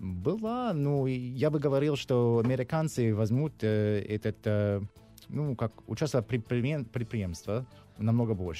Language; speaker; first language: Russian; non-native, learner; English